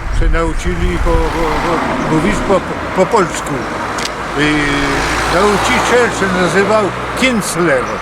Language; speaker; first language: Polish; early bilingual, heritage; Polish